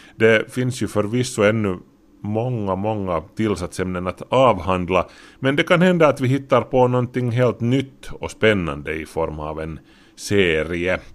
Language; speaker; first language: Swedish; native; Swedish